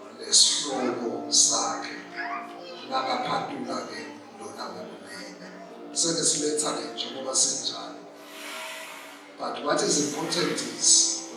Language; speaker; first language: Zulu; non-native, local second language; Swati